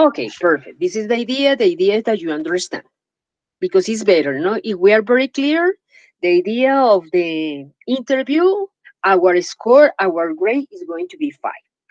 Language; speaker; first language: English; non-native, fluent; Spanish